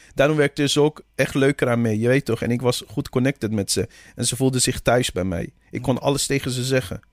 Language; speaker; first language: Dutch; early bilingual, other home language; Persian